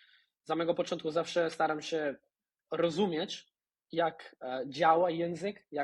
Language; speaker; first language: Polish; non-native, fluent; Spanish